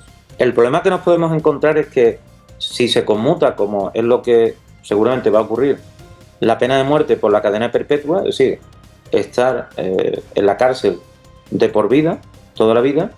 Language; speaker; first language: Spanish; native; Spanish